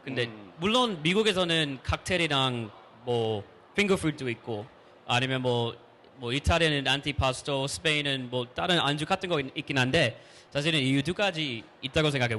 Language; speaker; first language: Korean; non-native, fluent; English